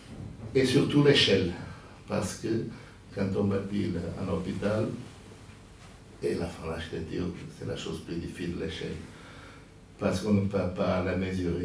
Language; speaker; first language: French; non-native, fluent; Portuguese